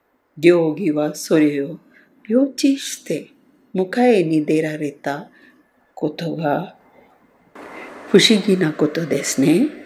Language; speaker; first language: Japanese; non-native, fluent; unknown